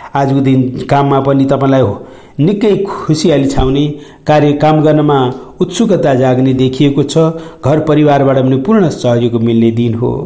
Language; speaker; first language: Nepali; native; Nepali